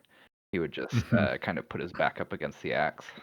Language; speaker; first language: English; native; English